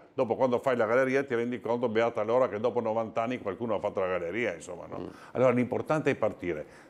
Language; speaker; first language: Italian; native; Italian